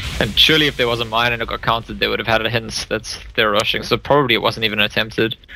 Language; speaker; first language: English; native; English